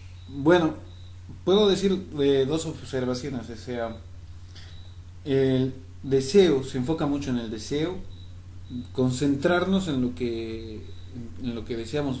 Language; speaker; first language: Spanish; native; Spanish